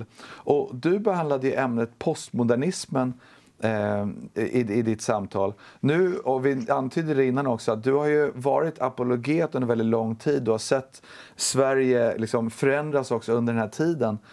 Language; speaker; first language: Swedish; native; Swedish